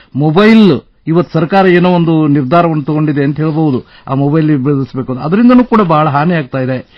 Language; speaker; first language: Kannada; native; Kannada